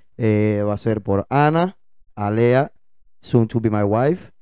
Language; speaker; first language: Spanish; native; Spanish